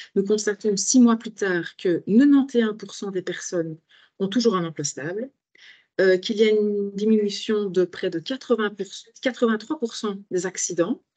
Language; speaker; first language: French; native; French